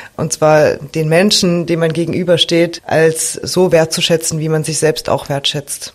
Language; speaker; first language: German; native; German